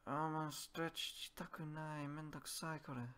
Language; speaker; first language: Japanese; non-native, learner; English